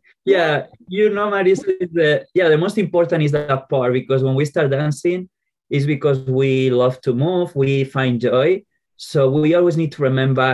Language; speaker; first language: English; non-native, fluent; Spanish